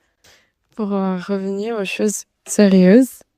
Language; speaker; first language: French; non-native, learner; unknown